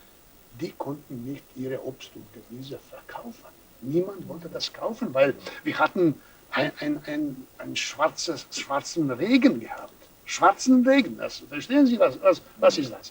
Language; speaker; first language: German; non-native, fluent; Serbian